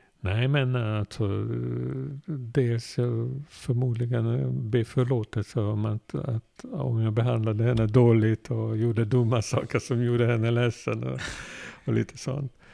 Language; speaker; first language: Swedish; non-native, fluent; Hungarian